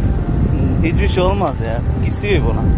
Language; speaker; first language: Turkish; non-native, learner; Bangla